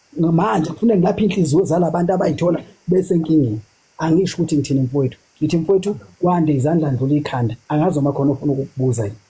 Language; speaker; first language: Zulu; native; Zulu